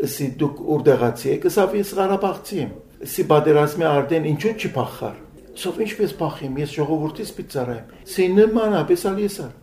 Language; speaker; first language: Armenian; early bilingual, heritage; Armenian